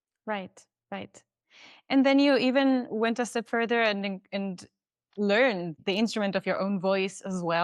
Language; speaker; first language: English; non-native, fluent; German